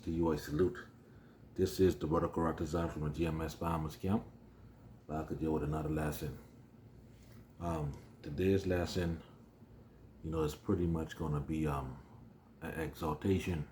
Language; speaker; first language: English; native; English